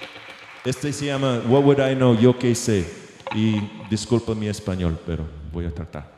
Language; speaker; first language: Spanish; non-native, learner; English